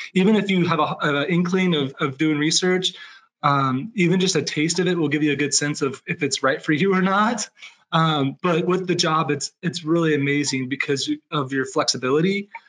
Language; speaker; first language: English; native; English